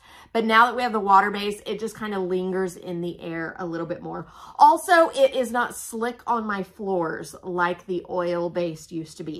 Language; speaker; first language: English; native; English